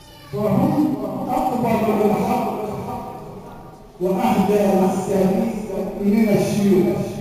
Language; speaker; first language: Arabic; native; Arabic